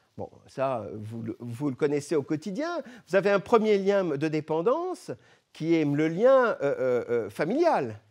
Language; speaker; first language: French; early bilingual, other home language; Arabic